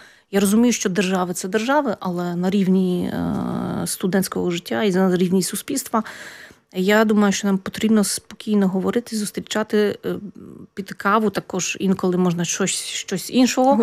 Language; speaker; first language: Ukrainian; non-native, fluent; Polish